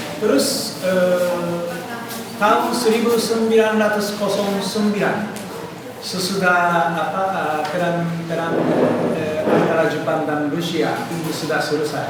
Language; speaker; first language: Indonesian; non-native, fluent; Japanese